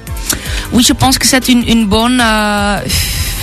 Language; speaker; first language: French; non-native, local second language; Dutch